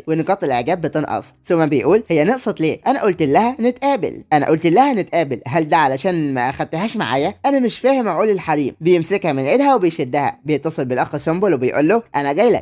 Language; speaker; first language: Arabic; native; Arabic